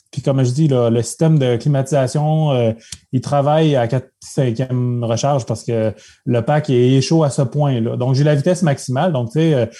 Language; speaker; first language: French; native; French